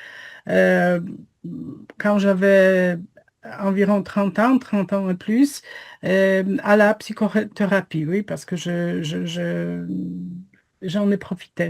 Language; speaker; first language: French; non-native, fluent; Polish